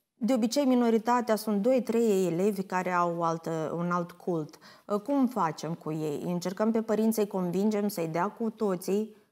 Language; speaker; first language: Romanian; native; Romanian